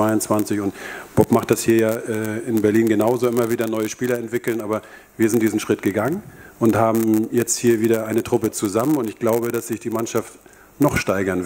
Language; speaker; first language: German; native; German